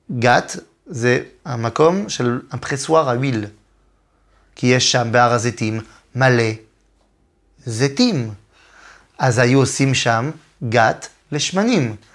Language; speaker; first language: Hebrew; non-native, fluent; French